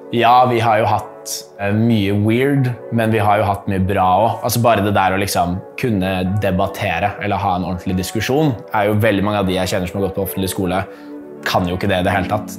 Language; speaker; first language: Norwegian; early bilingual, other home language; English